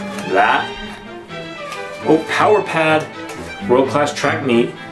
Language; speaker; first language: English; native; English